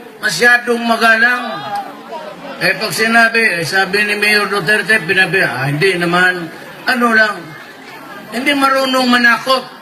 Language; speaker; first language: Filipino; non-native, local second language; Cebuano